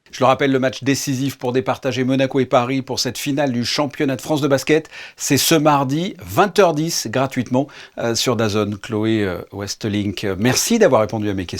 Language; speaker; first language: French; native; French